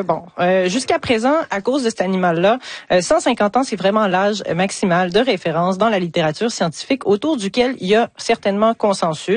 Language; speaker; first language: French; native; French